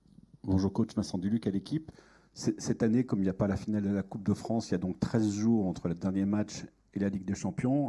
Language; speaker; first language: French; native; French